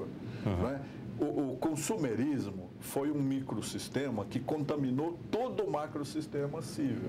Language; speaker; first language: Portuguese; native; Portuguese